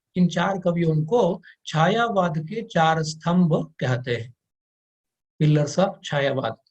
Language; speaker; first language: Hindi; non-native, local second language; Kannada